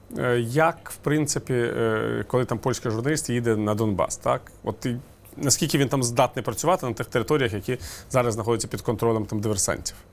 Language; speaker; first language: Ukrainian; non-native, local second language; Russian